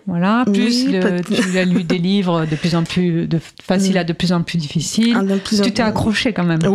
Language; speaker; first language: French; native; French